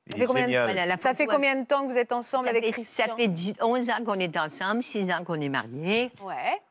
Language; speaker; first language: French; native; French